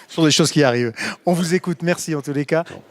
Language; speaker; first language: French; native; French